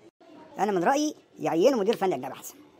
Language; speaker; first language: Arabic; native; Arabic